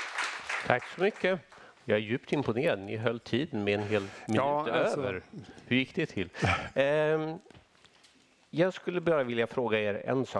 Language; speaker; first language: Swedish; native; Swedish